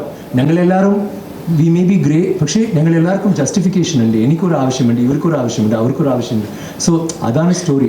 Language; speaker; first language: Malayalam; non-native, local second language; Tamil